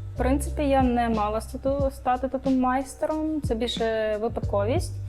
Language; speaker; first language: Ukrainian; non-native, local second language; Romanian